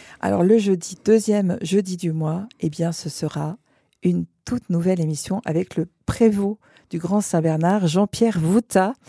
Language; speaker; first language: French; native; French